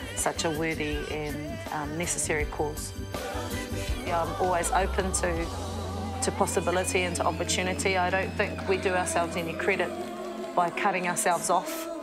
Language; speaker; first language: English; native; English